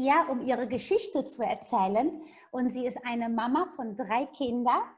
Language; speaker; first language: German; non-native, fluent; Italian